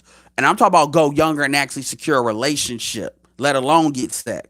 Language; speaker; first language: English; native; English